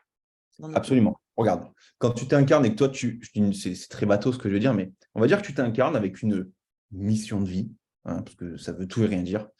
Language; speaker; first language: French; native; French